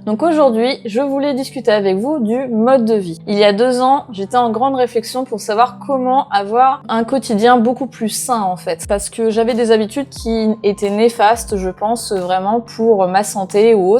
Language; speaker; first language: French; native; French